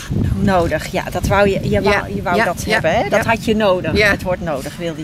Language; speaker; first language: Dutch; native; Dutch